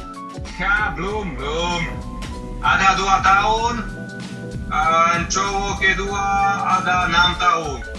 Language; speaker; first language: Indonesian; non-native, learner; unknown